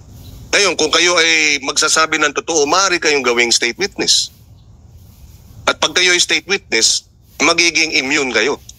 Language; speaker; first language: Filipino; native; Filipino